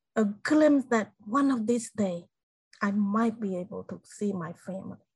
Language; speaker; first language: English; non-native, fluent; Khmer